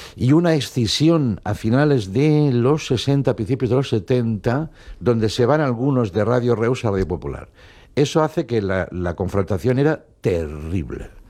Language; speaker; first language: Spanish; non-native, local second language; Catalan